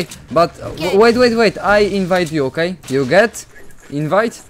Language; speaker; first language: English; non-native, learner; Polish